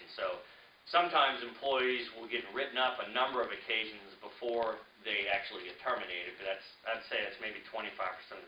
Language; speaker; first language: English; native; English